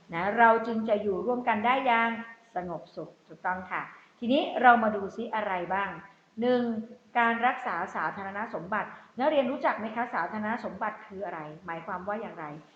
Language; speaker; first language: Thai; native; Thai